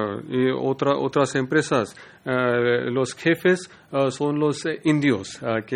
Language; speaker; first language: Spanish; non-native, learner; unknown